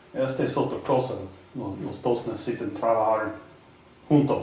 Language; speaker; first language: Spanish; non-native, fluent; English